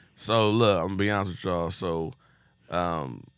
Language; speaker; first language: English; native; English